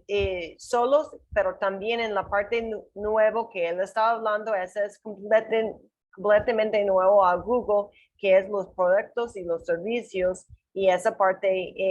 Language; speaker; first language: Spanish; non-native, learner; English